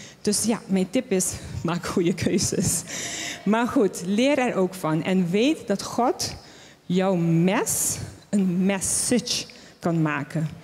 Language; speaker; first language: Dutch; non-native, local second language; Papiamento